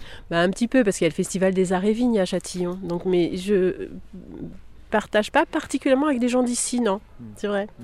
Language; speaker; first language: French; native; French